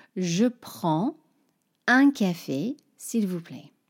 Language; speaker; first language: French; non-native, fluent; English